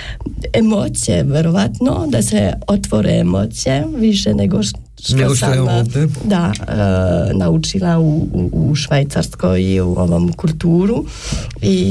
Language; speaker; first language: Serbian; non-native, learner; French